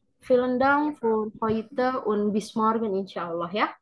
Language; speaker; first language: German; non-native, learner; Indonesian